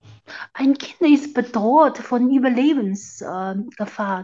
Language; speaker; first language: German; non-native, fluent; Chinese